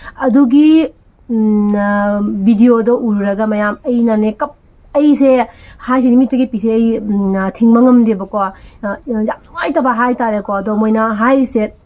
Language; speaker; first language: Manipuri; native; Manipuri